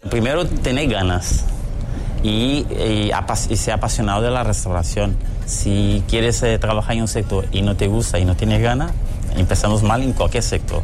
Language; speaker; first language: Spanish; early bilingual, heritage; Portuguese